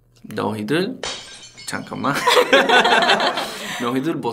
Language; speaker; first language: Korean; non-native, fluent; Spanish